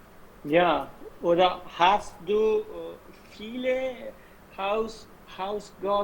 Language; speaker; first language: German; non-native, learner; Persian